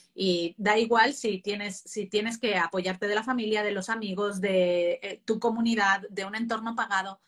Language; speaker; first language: Spanish; native; Spanish